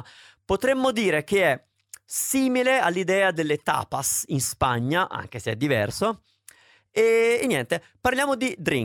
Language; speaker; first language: Italian; native; Italian